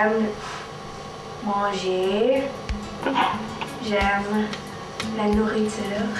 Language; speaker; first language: French; non-native, local second language; English